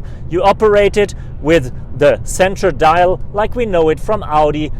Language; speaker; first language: English; non-native, fluent; German